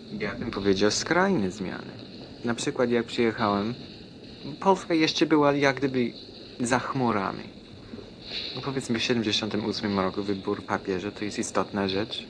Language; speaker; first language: Polish; non-native, fluent; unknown